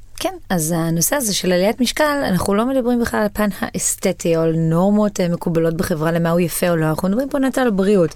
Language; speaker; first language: Hebrew; native; Hebrew